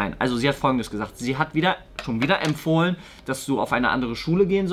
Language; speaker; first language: German; native; German